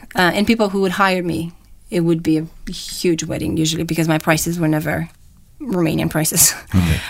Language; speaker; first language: English; non-native, fluent; Romanian